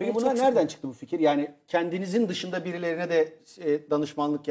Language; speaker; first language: Turkish; native; Turkish